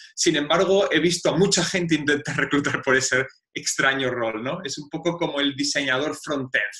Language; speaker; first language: Spanish; native; Spanish